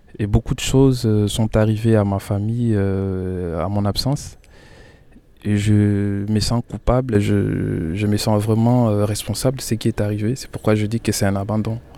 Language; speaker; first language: French; non-native, local second language; Lingala